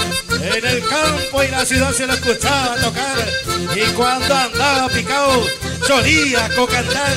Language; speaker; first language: Spanish; native; Spanish